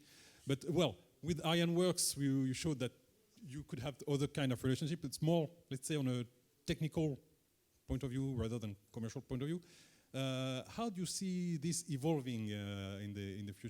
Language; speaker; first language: English; non-native, fluent; French